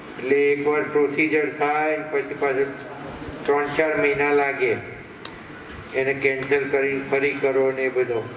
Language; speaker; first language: Gujarati; native; Gujarati